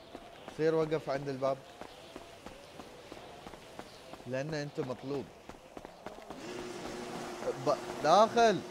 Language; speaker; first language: Arabic; non-native, learner; Urdu